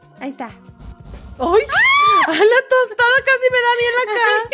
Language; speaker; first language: Spanish; native; Spanish